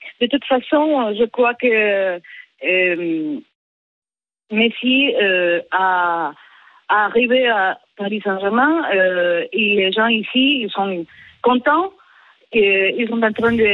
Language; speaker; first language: French; non-native, learner; Spanish